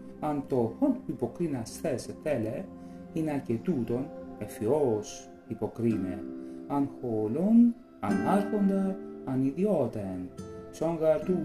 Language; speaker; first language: Greek; non-native, learner; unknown